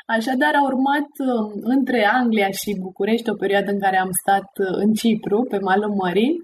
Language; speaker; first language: Romanian; native; Romanian